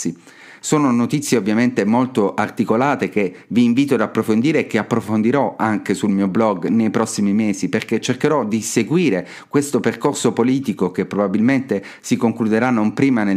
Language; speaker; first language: Italian; native; Italian